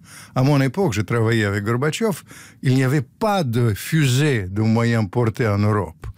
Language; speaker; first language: French; non-native, fluent; Russian